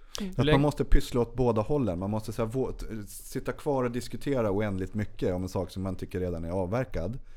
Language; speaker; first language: Swedish; native; Swedish